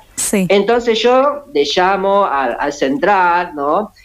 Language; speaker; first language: Spanish; early bilingual, other home language; Chinese